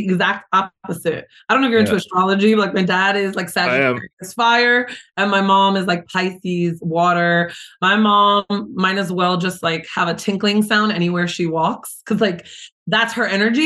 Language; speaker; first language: English; native; English